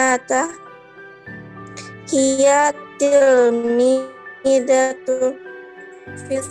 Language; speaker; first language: Arabic; non-native, learner; Indonesian